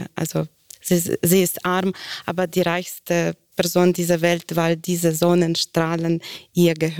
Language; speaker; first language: German; non-native, fluent; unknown